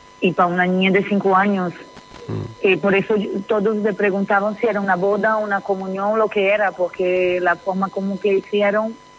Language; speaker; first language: Spanish; non-native, fluent; Portuguese